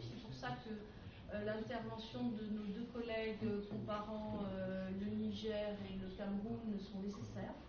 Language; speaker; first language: French; native; French